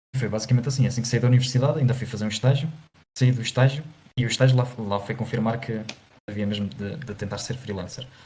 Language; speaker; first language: Portuguese; native; Portuguese